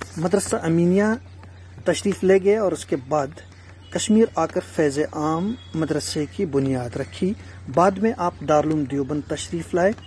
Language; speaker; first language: Urdu; native; Urdu